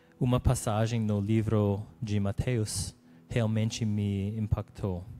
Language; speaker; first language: Portuguese; non-native, learner; English